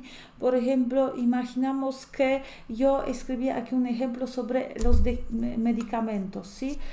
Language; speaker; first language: Spanish; non-native, fluent; Polish